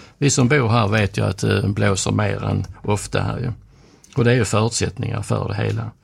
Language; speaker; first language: Swedish; native; Swedish